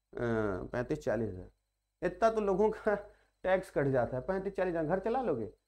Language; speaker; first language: Hindi; native; Hindi